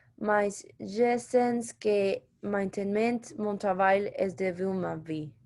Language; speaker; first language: French; non-native, learner; Spanish